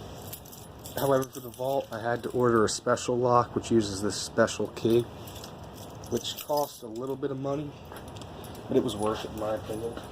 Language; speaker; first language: English; native; English